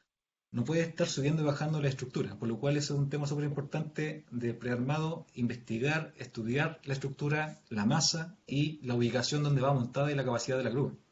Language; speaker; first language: Spanish; native; Spanish